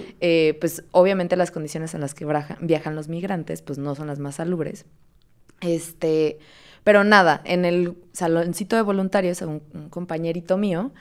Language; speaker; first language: Spanish; native; Spanish